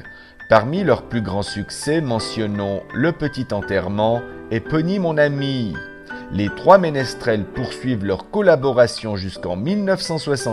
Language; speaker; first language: French; native; French